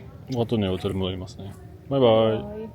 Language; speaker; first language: Japanese; non-native, fluent; French